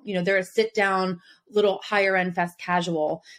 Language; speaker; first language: English; native; English